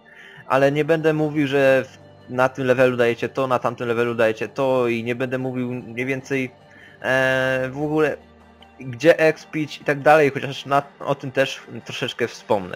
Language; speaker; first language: Polish; native; Polish